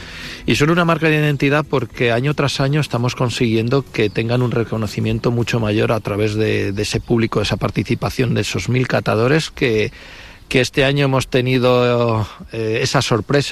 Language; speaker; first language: Spanish; native; Spanish